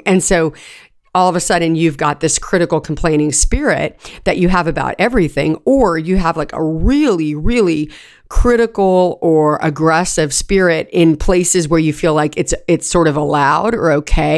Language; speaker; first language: English; native; English